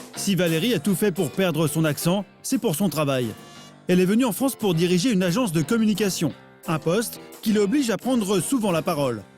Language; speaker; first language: French; native; French